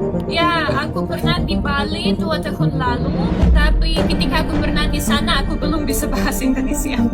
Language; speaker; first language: Indonesian; non-native, learner; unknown